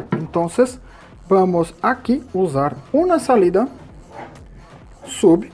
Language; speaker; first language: Spanish; non-native, learner; Portuguese